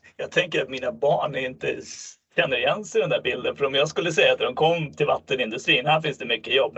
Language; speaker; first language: Swedish; native; Swedish